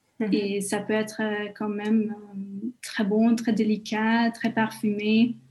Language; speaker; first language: French; non-native, fluent; Hungarian